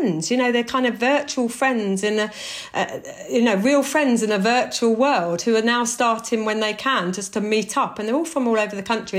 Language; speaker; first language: English; native; English